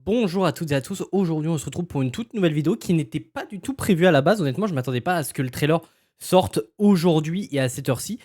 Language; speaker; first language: French; native; French